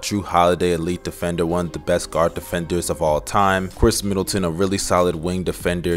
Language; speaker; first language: English; native; English